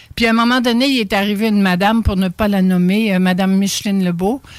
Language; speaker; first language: French; native; French